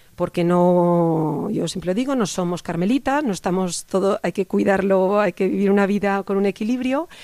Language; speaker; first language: Spanish; native; Spanish